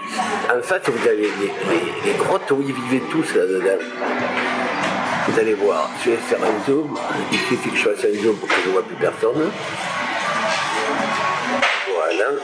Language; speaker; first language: French; native; French